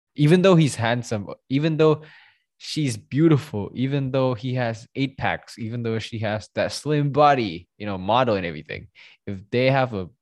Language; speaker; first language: English; non-native, fluent; Indonesian